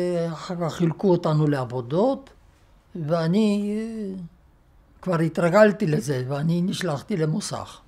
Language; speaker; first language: Hebrew; non-native, fluent; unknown